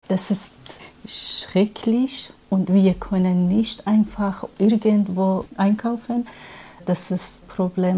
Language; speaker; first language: German; non-native, learner; Persian